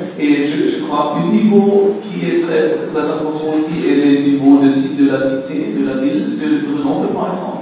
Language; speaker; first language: French; non-native, learner; German